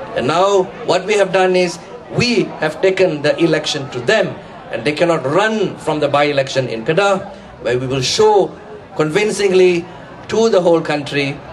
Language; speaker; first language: English; non-native, local second language; Tamil